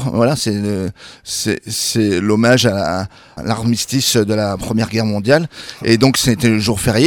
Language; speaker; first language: French; native; French